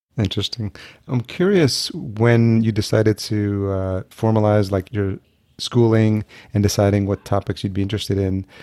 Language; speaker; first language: English; early bilingual, other home language; Spanish